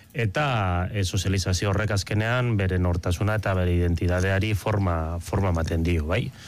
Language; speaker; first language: Basque; native; Basque